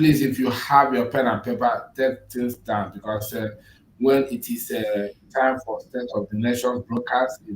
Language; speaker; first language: English; non-native, local second language; Igbo